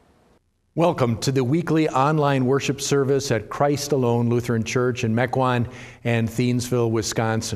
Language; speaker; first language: English; native; English